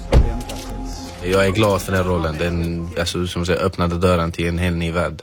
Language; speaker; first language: Swedish; non-native, fluent; Arabic